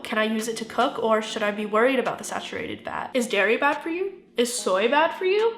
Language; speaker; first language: English; native; English